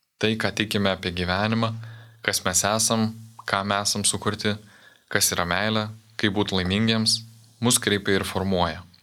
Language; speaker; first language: Lithuanian; native; Lithuanian